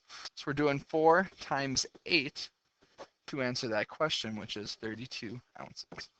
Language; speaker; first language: English; native; English